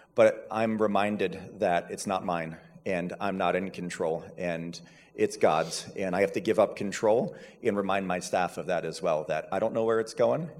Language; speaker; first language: English; native; English